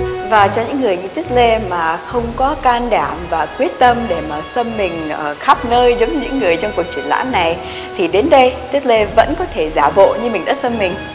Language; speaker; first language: Vietnamese; early bilingual, heritage; Vietnamese